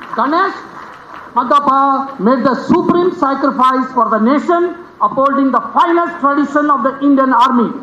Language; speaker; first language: English; non-native, local second language; Kannada